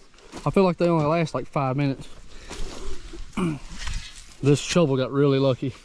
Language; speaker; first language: English; native; English